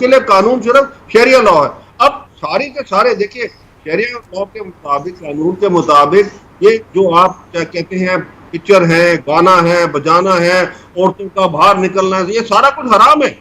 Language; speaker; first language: Hindi; native; Hindi